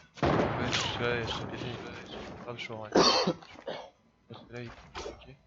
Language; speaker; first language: French; native; French